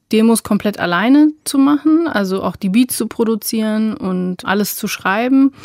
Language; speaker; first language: German; early bilingual, other home language; Romanian